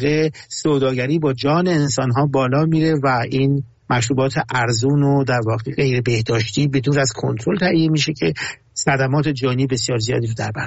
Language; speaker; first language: Persian; native; Persian